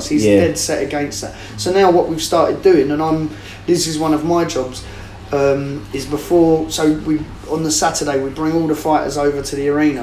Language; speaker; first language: English; native; English